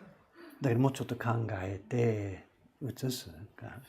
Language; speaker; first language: Japanese; non-native, fluent; English